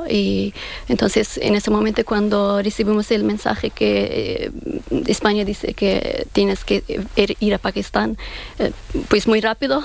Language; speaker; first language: Spanish; non-native, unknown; Persian